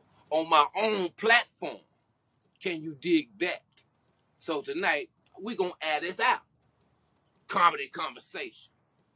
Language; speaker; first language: English; native; English